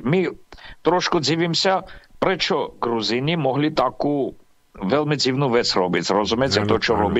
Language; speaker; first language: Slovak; non-native, fluent; Armenian